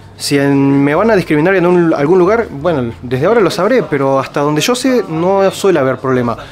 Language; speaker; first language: Spanish; native; Spanish